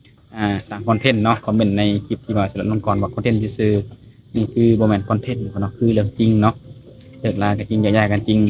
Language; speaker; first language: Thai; non-native, local second language; Northeastern Thai